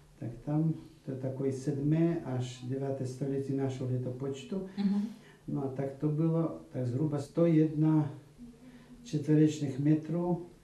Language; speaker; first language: Czech; non-native, fluent; Russian